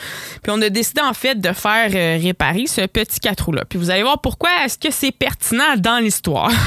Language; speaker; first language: French; native; French